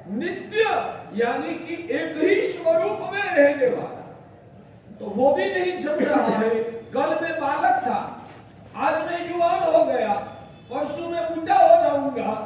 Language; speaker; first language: Hindi; non-native, local second language; Gujarati